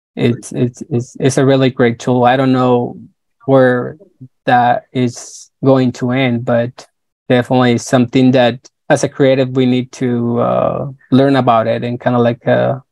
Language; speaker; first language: English; non-native, fluent; Spanish